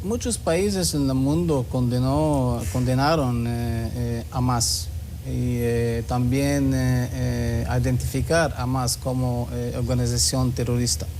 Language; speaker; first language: Spanish; non-native, learner; Hebrew